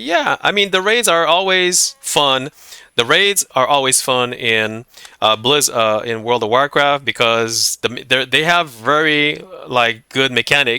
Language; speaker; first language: English; non-native, fluent; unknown